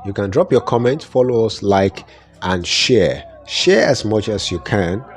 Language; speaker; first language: English; non-native, local second language; Yoruba